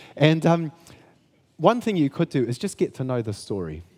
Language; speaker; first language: English; native; English